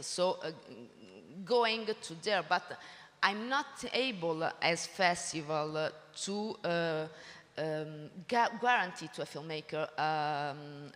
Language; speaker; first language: English; non-native, learner; Italian